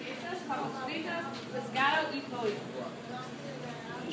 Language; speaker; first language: Spanish; non-native, learner; English